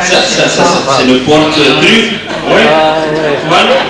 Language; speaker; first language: French; non-native, local second language; Arabic